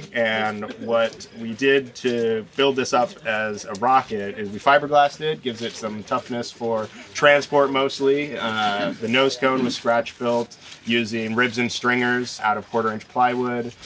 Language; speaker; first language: English; native; English